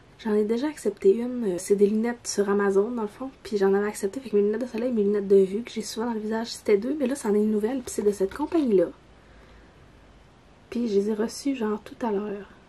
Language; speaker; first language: French; native; French